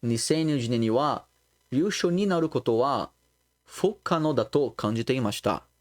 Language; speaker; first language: Japanese; non-native, learner; Portuguese